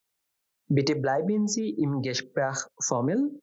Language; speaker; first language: German; non-native, fluent; Bangla